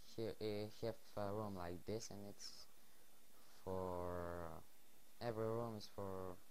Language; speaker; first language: English; non-native, learner; Bulgarian